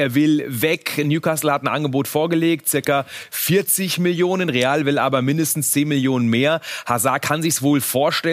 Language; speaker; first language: German; native; German